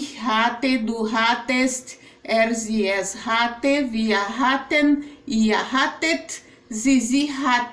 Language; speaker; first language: German; non-native, fluent; Portuguese